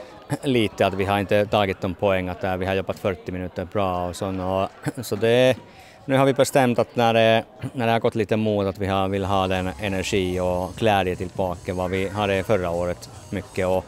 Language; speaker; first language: Swedish; non-native, fluent; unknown